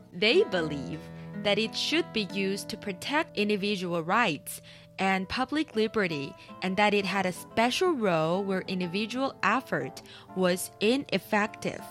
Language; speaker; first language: English; non-native, fluent; Chinese